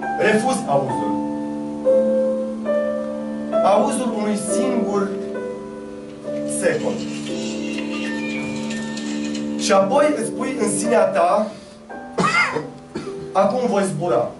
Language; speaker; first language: Romanian; native; Romanian